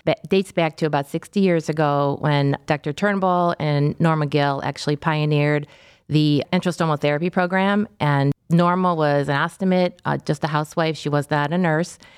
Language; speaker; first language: English; native; English